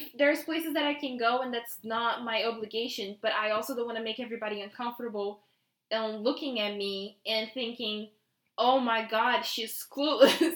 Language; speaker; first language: English; non-native, fluent; Portuguese